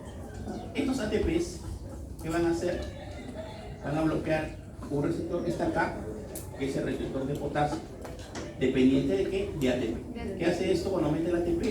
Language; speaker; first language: Spanish; native; Spanish